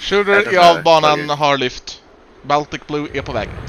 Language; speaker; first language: Swedish; native; Swedish